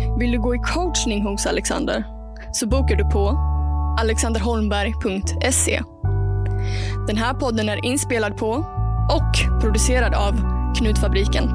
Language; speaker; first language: Swedish; native; Swedish